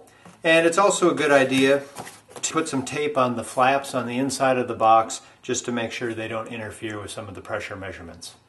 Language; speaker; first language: English; native; English